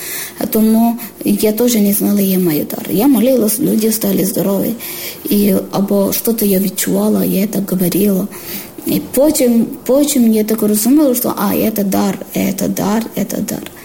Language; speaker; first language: Ukrainian; non-native, learner; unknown